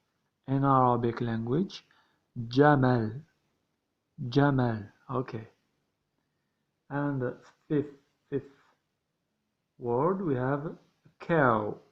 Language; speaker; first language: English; non-native, learner; Arabic